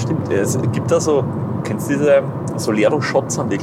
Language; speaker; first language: German; native; German